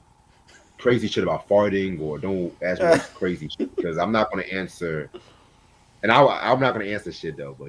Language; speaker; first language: English; native; English